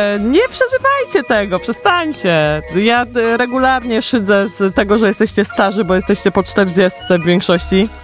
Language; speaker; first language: Polish; native; Polish